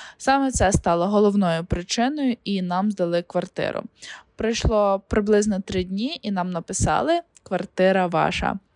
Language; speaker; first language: Ukrainian; native; Ukrainian